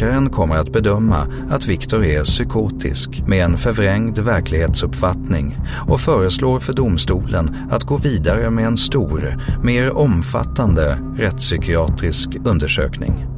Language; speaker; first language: Swedish; native; Swedish